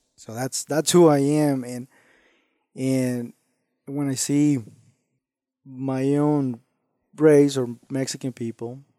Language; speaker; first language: English; non-native, fluent; Spanish